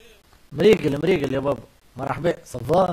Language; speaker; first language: Arabic; native; Arabic